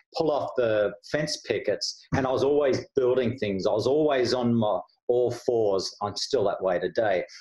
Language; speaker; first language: English; native; English